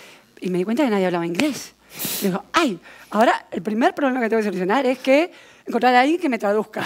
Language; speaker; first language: Spanish; native; Spanish